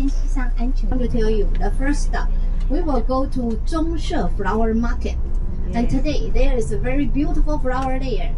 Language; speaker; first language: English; non-native, learner; Chinese